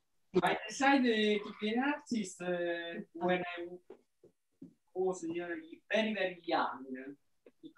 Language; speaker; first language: English; non-native, learner; Italian